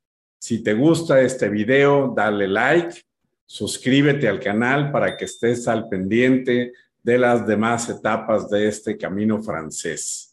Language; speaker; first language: Spanish; native; Spanish